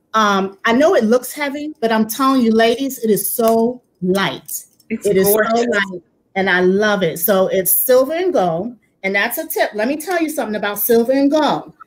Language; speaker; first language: English; native; English